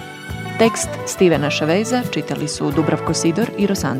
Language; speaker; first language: Croatian; native; Croatian